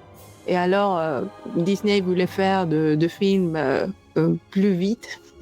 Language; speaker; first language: French; non-native, fluent; Spanish